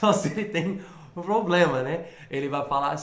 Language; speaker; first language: Portuguese; non-native, fluent; English